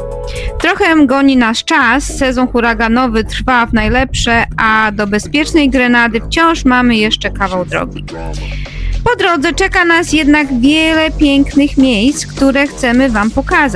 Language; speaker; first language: Polish; native; Polish